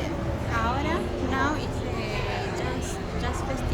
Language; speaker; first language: English; non-native, learner; Spanish